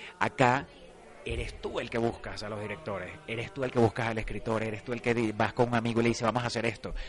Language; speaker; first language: Spanish; native; Spanish